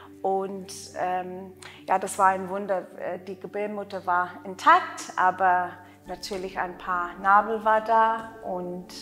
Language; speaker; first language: German; non-native, learner; Afrikaans